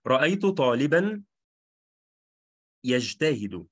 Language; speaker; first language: Arabic; non-native, fluent; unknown